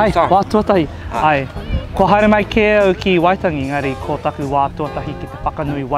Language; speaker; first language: Māori; non-native, local second language; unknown